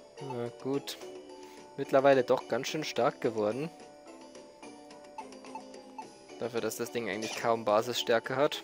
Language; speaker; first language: German; native; German